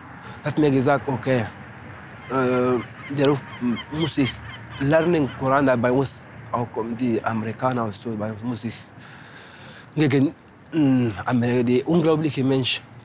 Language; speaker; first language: German; non-native, learner; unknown